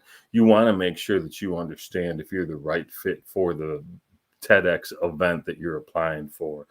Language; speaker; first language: English; native; English